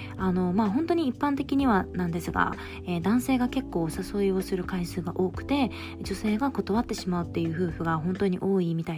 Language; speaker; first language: Japanese; native; Japanese